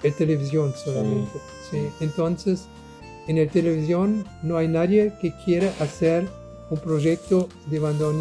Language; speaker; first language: Spanish; non-native, learner; German